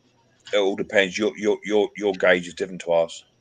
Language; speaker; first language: English; native; English